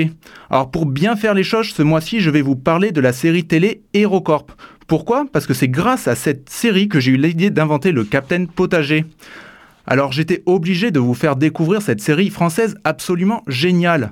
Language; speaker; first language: French; native; French